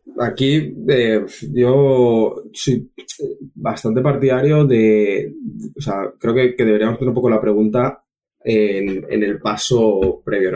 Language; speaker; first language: Spanish; native; Spanish